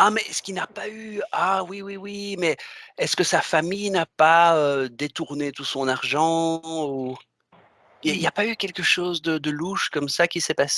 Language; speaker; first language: French; native; French